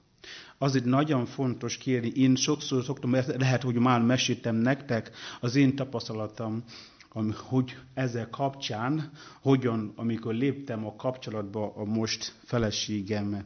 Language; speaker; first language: Hungarian; non-native, learner; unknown